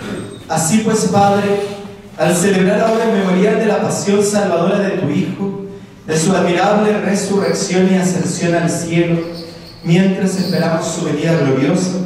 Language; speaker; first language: Spanish; native; Spanish